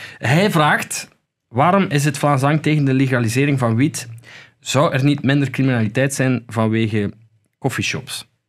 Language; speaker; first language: Dutch; native; Dutch